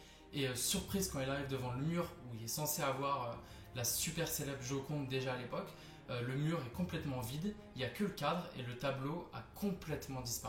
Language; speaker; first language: French; native; French